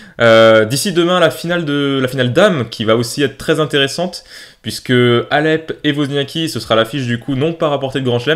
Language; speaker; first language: French; native; French